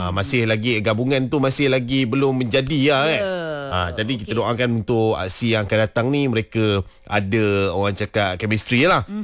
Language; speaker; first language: Malay; native; Malay